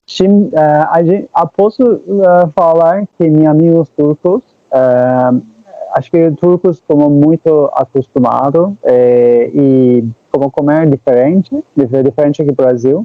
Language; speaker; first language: Portuguese; non-native, learner; Turkish